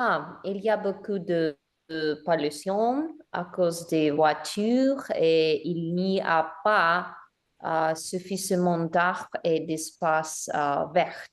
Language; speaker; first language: French; non-native, learner; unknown